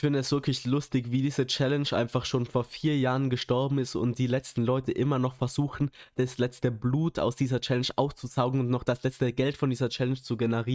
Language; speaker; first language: German; native; German